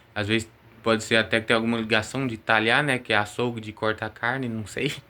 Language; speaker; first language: Portuguese; native; Portuguese